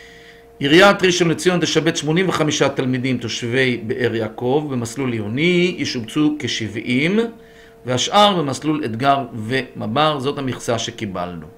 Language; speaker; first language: Hebrew; native; Hebrew